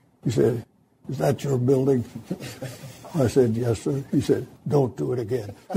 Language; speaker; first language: English; native; English